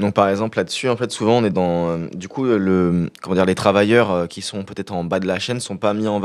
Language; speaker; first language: French; native; French